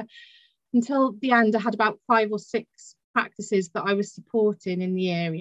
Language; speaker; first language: English; native; English